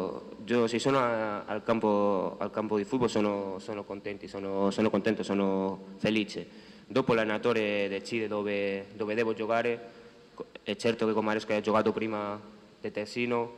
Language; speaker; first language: Italian; non-native, fluent; Spanish